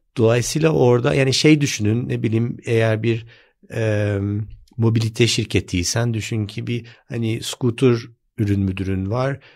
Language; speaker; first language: Turkish; early bilingual, heritage; Turkish